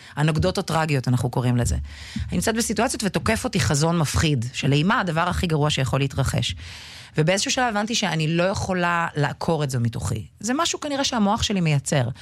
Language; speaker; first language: Hebrew; early bilingual, other home language; Russian